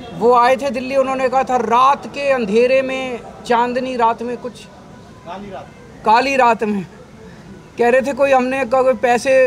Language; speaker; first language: Hindi; native; Hindi